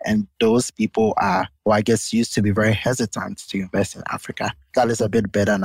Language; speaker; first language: English; non-native, local second language; Akan